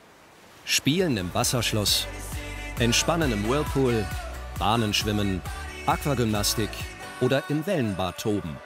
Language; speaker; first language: German; native; German